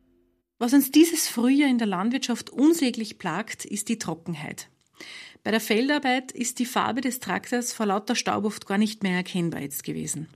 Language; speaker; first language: German; native; German